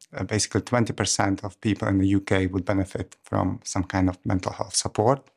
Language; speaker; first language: English; non-native, fluent; Czech